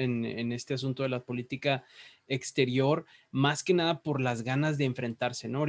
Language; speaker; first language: Spanish; native; Spanish